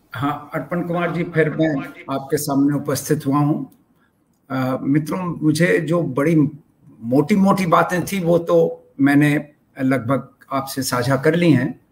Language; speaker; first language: Hindi; native; Hindi